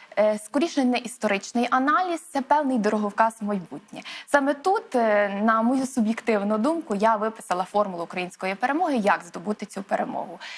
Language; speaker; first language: Ukrainian; native; Ukrainian